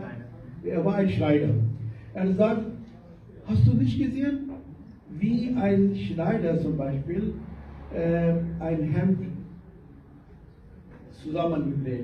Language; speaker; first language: German; non-native, fluent; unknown